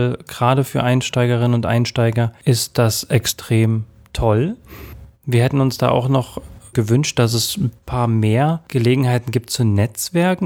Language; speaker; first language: German; native; German